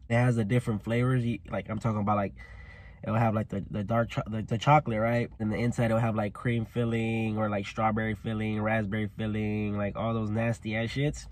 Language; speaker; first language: English; early bilingual, other home language; Spanish